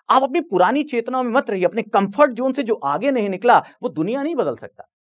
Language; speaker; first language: Hindi; native; Hindi